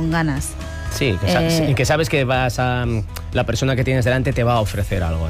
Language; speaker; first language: Spanish; native; Spanish